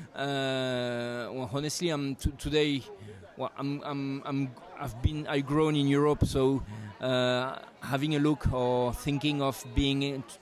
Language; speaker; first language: English; non-native, fluent; French